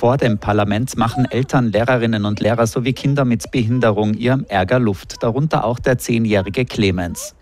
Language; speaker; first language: German; native; German